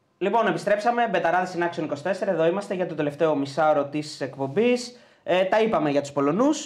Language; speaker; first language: Greek; native; Greek